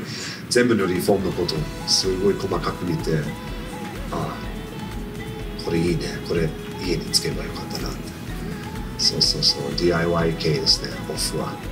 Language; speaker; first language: Japanese; non-native, fluent; English